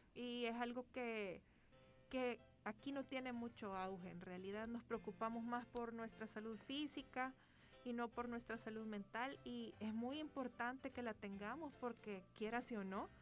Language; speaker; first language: Spanish; native; Spanish